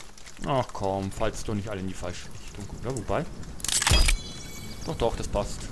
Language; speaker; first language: German; native; German